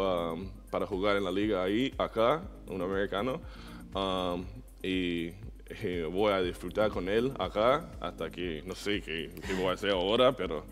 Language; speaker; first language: Spanish; non-native, learner; English